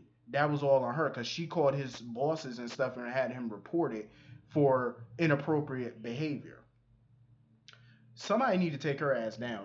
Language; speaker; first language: English; native; English